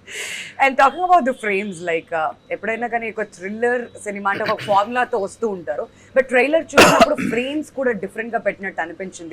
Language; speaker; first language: Telugu; native; Telugu